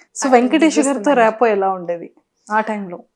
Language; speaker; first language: Telugu; native; Telugu